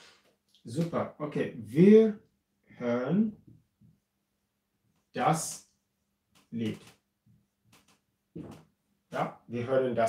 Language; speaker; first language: German; non-native, fluent; Amharic